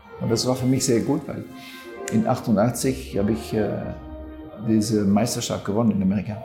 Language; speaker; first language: German; non-native, fluent; French